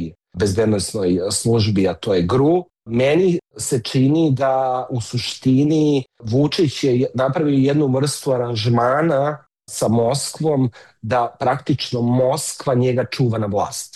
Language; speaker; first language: Serbian; native; Serbian